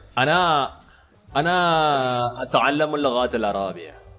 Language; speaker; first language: Russian; non-native, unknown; Indonesian